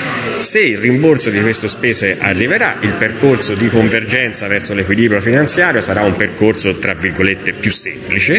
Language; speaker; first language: Italian; native; Italian